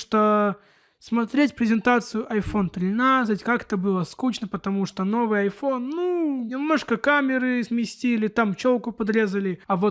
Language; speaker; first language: Russian; native; Russian